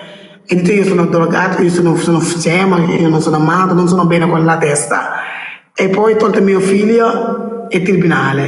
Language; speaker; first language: Italian; non-native, learner; Wolof